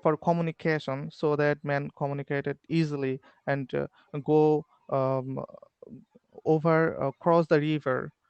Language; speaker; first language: English; non-native, learner; Bangla